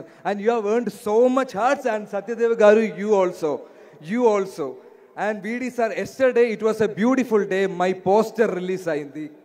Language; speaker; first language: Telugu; non-native, learner; Malayalam